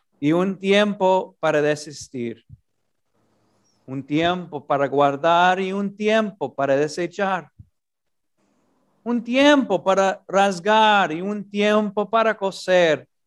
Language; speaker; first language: Spanish; non-native, fluent; English